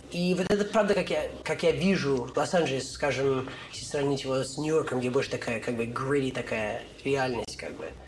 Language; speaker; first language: Russian; early bilingual, heritage; Russian